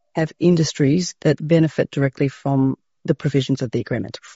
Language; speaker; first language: English; native; English